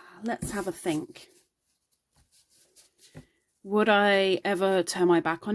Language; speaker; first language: English; native; English